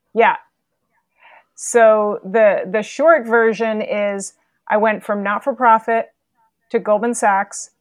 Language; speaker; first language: English; native; English